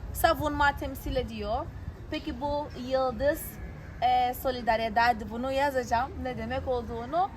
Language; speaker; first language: Turkish; native; Turkish